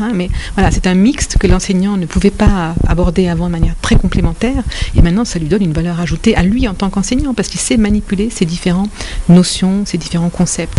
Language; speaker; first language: French; native; French